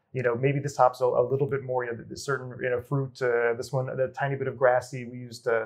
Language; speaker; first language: English; native; English